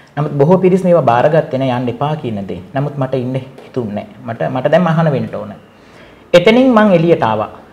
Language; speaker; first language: Sinhala; non-native, local second language; Tamil